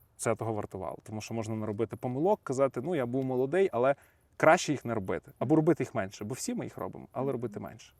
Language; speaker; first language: Ukrainian; native; Ukrainian